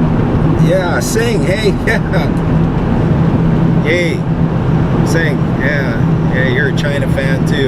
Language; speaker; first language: English; native; English